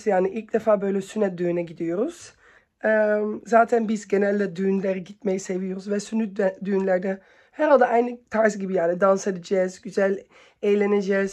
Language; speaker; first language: Turkish; early bilingual, heritage; Turkish